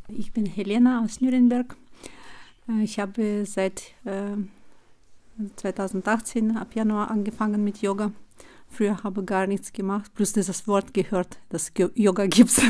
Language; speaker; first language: German; non-native, fluent; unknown